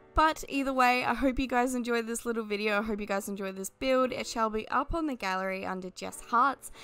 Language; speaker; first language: English; native; English